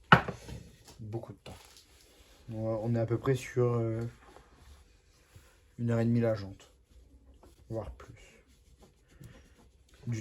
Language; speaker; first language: French; native; French